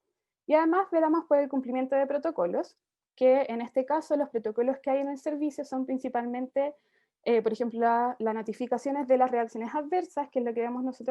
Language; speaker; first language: Spanish; native; Spanish